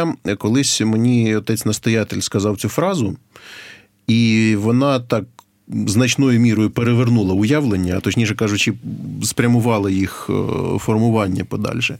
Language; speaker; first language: Ukrainian; native; Ukrainian